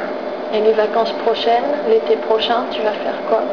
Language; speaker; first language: French; native; French